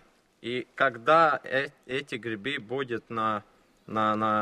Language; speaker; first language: Russian; non-native, learner; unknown